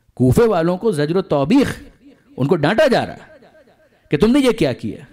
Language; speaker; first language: Urdu; non-native, local second language; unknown